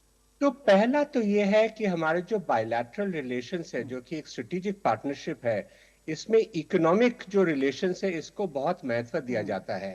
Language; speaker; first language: Hindi; native; Hindi